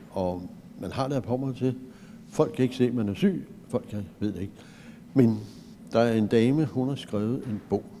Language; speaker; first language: Danish; native; Danish